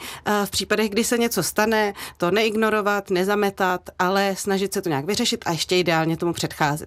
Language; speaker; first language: Czech; native; Czech